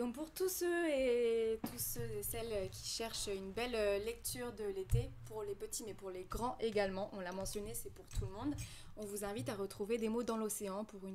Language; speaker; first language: French; native; French